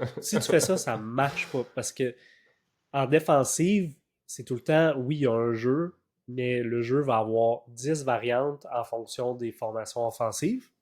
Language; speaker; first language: French; native; French